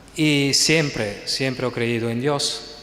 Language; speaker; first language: Spanish; non-native, fluent; Italian